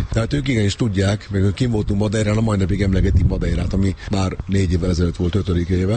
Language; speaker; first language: Hungarian; native; Hungarian